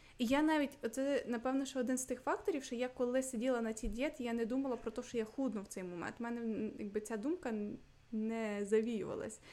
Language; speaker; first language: Ukrainian; non-native, local second language; Russian